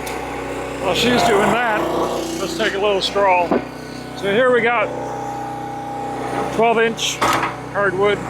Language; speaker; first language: English; native; English